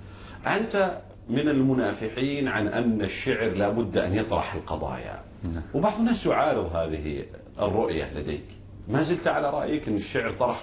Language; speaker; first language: Arabic; native; Arabic